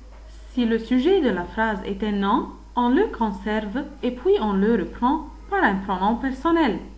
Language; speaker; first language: French; non-native, fluent; Arabic